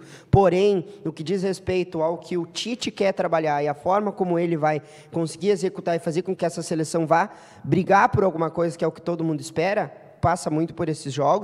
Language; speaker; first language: Portuguese; native; Portuguese